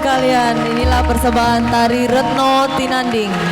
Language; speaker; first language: Indonesian; native; Indonesian